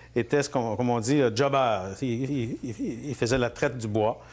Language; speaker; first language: French; native; French